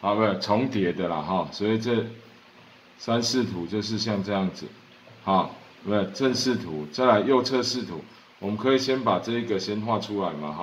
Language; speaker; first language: Chinese; native; Chinese